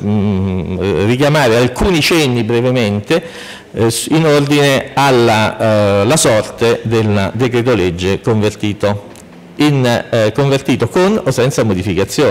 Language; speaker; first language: Italian; native; Italian